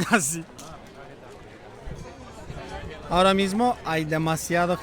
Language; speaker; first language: Spanish; non-native, fluent; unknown